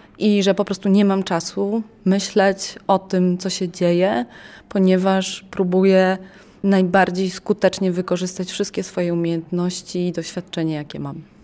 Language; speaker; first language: Polish; native; Polish